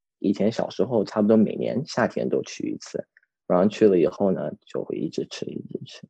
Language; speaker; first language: Chinese; early bilingual, heritage; Chinese